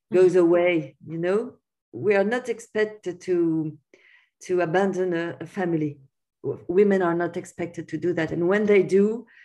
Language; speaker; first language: English; non-native, fluent; French